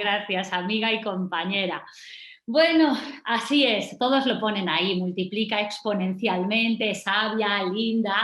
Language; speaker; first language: Spanish; native; Spanish